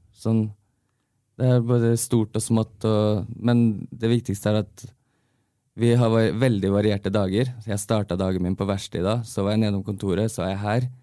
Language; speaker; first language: Norwegian; early bilingual, heritage; Norwegian